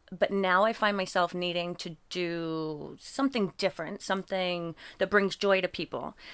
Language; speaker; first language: English; native; English